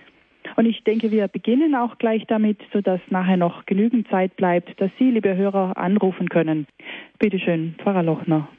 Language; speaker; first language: German; native; German